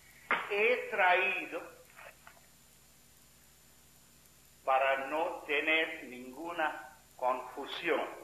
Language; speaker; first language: Spanish; non-native, fluent; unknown